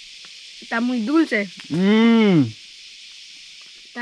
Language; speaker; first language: Spanish; non-native, local second language; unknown